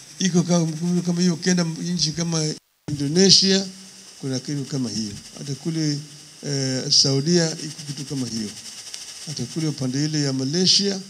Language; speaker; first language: Swahili; non-native, local second language; Luo (Kenya and Tanzania)